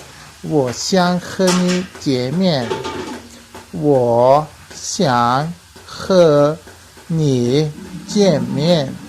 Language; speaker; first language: Chinese; non-native, fluent; Tajik